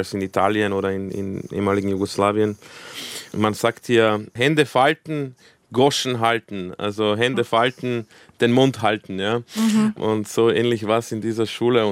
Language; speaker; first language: German; early bilingual, other home language; Croatian